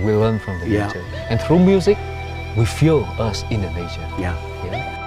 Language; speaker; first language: English; non-native, learner; Japanese